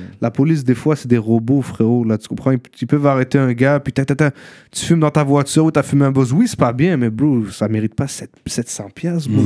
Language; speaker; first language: French; early bilingual, other home language; Arabic